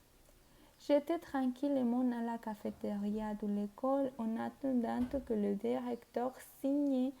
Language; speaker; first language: French; non-native, learner; Spanish